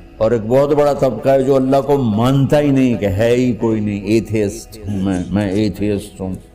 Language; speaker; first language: Urdu; non-native, local second language; Punjabi